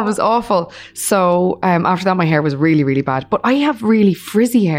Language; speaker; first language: English; native; English